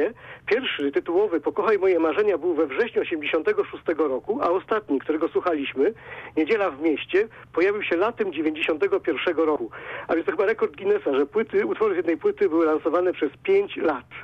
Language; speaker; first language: Polish; native; Polish